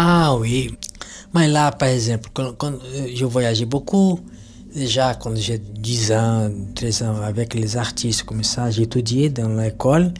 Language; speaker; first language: French; non-native, learner; Portuguese